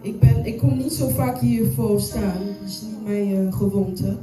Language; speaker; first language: Dutch; non-native, fluent; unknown